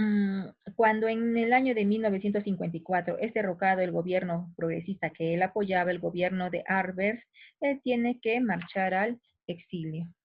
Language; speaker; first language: Spanish; native; Spanish